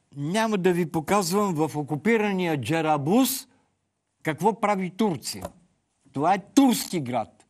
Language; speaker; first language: Bulgarian; native; Bulgarian